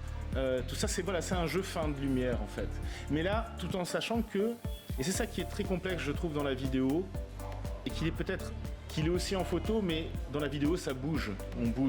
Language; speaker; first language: French; native; French